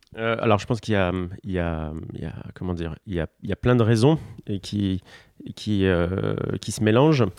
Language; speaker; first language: French; non-native, local second language; Arabic